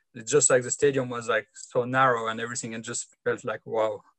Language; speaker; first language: English; non-native, fluent; French